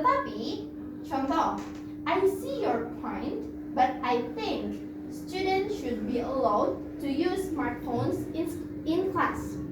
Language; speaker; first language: English; non-native, fluent; Indonesian